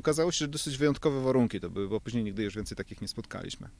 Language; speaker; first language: Polish; native; Polish